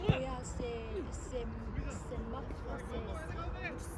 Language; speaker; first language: French; non-native, fluent; Korean